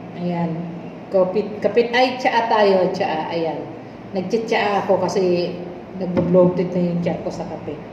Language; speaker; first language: Filipino; native; Filipino